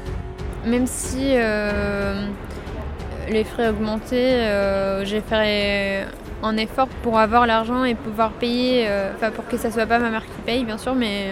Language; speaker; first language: French; non-native, fluent; Spanish